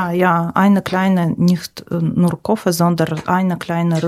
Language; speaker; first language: German; non-native, learner; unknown